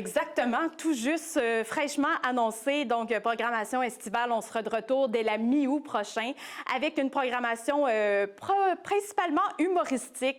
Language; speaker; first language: French; native; French